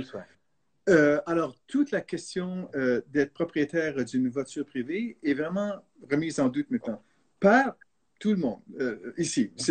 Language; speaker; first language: French; native; French